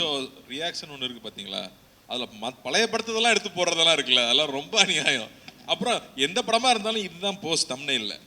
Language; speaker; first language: Tamil; native; Tamil